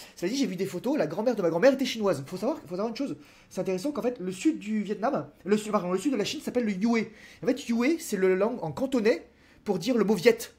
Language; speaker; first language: French; native; French